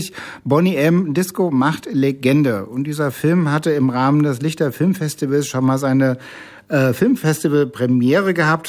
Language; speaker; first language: German; native; German